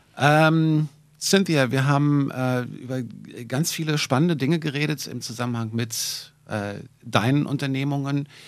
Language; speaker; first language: German; native; German